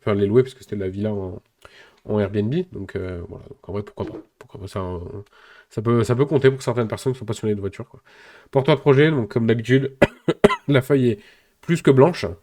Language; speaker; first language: French; native; French